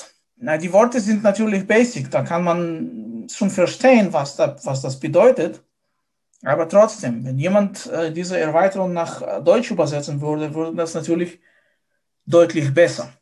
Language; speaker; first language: German; non-native, fluent; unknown